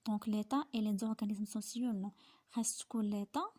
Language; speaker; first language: French; non-native, local second language; Arabic